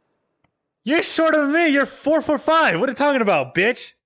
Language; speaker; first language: English; native; English